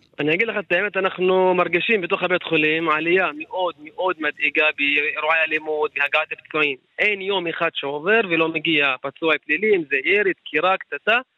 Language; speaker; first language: Hebrew; non-native, local second language; Arabic